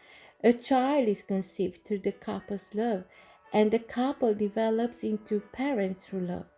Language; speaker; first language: English; non-native, fluent; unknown